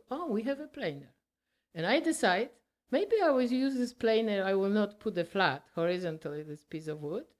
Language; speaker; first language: English; non-native, learner; Polish